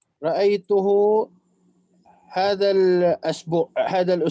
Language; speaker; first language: Arabic; non-native, learner; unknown